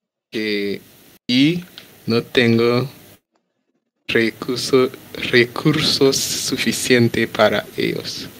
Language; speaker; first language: Spanish; non-native, learner; English